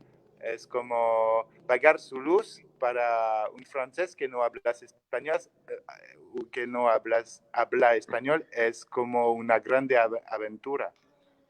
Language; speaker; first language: Spanish; non-native, learner; French